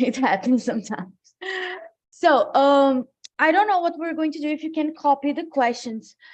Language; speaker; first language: English; non-native, fluent; Portuguese